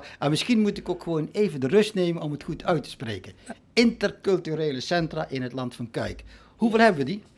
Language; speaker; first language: Dutch; native; Dutch